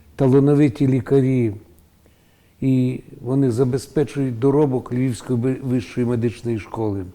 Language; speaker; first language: Ukrainian; native; Ukrainian